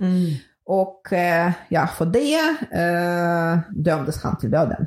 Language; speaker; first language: Swedish; non-native, fluent; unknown